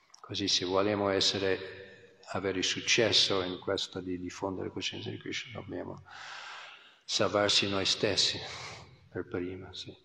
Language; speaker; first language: Italian; non-native, fluent; English